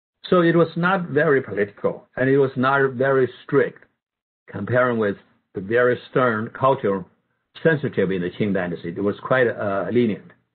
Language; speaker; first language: English; non-native, fluent; Chinese